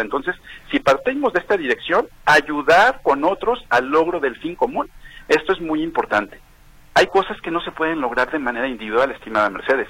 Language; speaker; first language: Spanish; native; Spanish